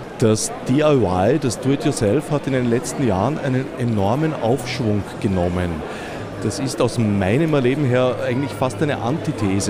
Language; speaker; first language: German; native; German